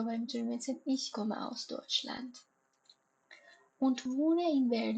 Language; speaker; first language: German; non-native, fluent; Persian